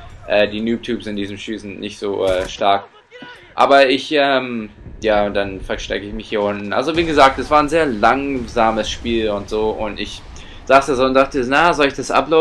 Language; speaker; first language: German; early bilingual, heritage; German